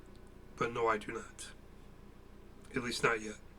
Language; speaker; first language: English; native; English